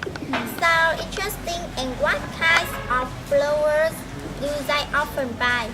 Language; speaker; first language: English; non-native, learner; Vietnamese